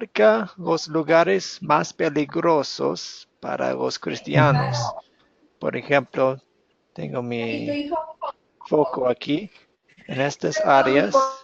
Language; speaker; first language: Spanish; non-native, fluent; English